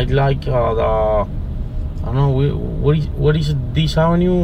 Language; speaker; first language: English; non-native, learner; Spanish